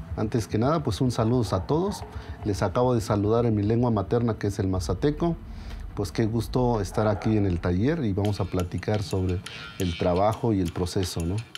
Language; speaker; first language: Spanish; non-native, local second language; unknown